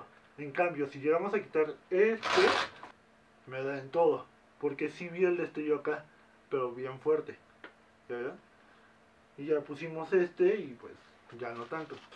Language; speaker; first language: Spanish; native; Spanish